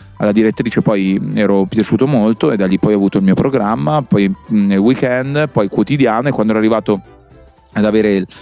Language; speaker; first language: Italian; native; Italian